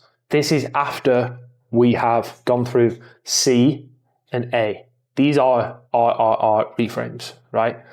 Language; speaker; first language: English; native; English